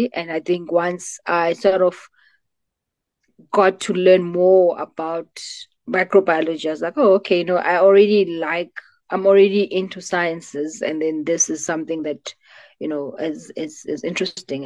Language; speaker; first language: English; non-native, local second language; Xhosa